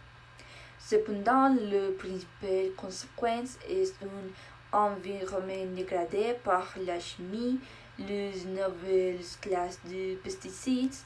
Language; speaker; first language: French; non-native, learner; Spanish